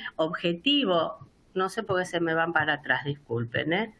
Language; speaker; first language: Spanish; native; Spanish